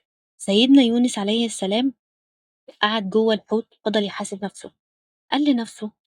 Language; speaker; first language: Arabic; native; Arabic